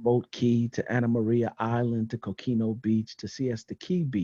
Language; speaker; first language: English; native; English